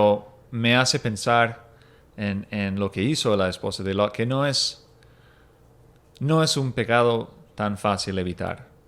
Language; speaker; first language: Spanish; non-native, fluent; English